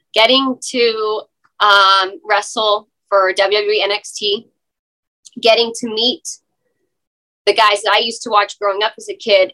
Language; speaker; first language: English; native; English